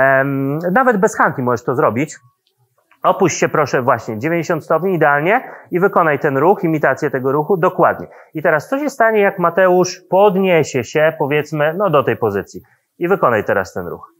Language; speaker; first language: Polish; native; Polish